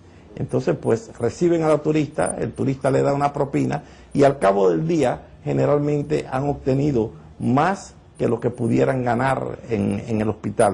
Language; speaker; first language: Spanish; native; Spanish